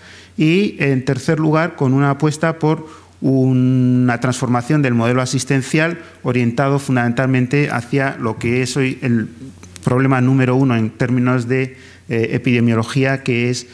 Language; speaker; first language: Spanish; native; Spanish